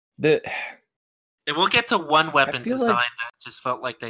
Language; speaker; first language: English; native; English